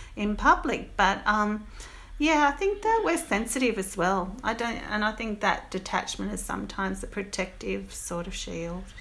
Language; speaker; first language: English; native; English